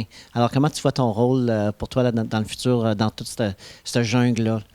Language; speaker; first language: French; native; French